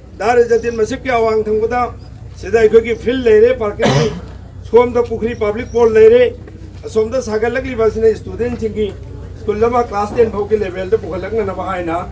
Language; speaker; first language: Manipuri; native; Manipuri